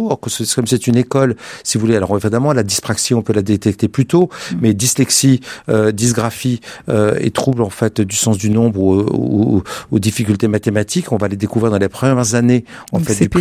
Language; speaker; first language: French; native; French